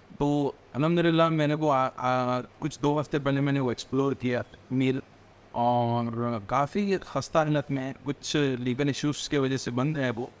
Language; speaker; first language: Hindi; native; Hindi